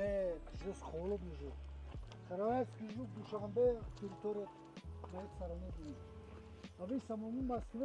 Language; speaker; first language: Russian; non-native, local second language; Tajik